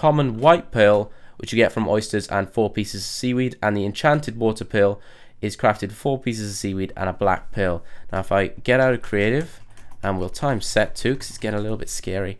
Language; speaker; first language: English; native; English